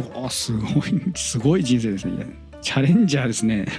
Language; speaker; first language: Japanese; native; Japanese